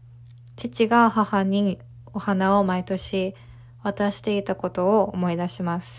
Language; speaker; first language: Japanese; early bilingual, heritage; Japanese